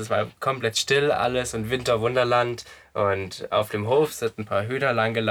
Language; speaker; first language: German; native; German